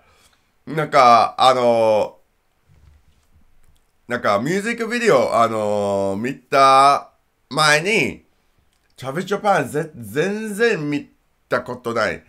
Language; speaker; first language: Japanese; non-native, learner; English